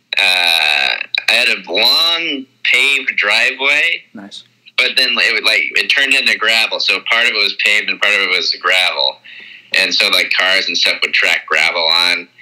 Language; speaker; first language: English; native; English